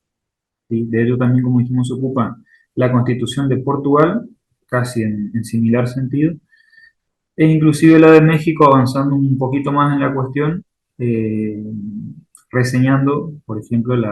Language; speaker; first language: Spanish; native; Spanish